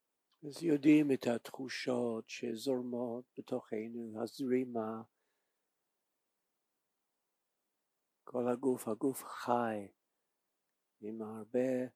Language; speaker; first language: Hebrew; non-native, fluent; English